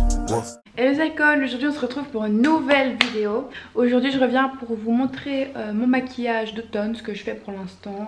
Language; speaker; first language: French; native; French